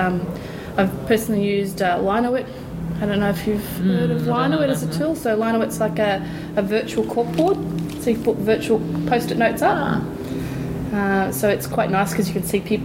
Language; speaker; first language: English; native; English